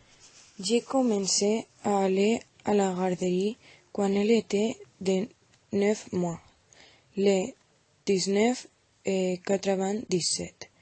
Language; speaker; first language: French; non-native, learner; Catalan